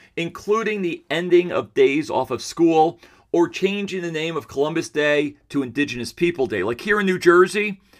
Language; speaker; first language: English; early bilingual, other home language; Italian